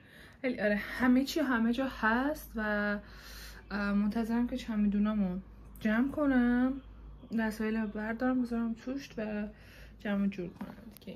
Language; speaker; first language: Persian; native; Persian